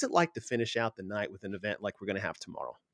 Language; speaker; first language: English; native; English